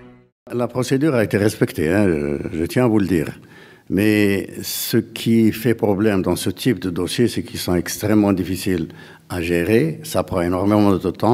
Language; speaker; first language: French; non-native, local second language; Arabic